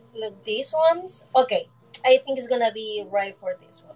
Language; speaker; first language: English; non-native, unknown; Spanish